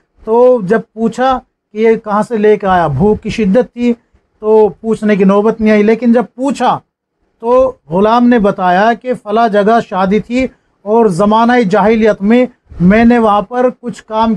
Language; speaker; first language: Urdu; native; Urdu